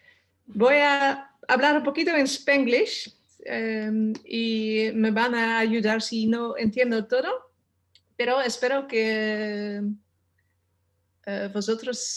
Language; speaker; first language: Spanish; non-native, learner; Dutch